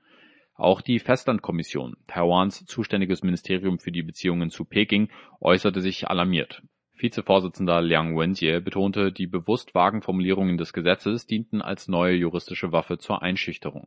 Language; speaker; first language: German; native; German